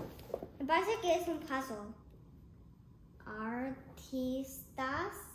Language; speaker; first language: Spanish; early bilingual, heritage; Spanish